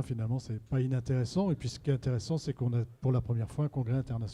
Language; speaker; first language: French; native; French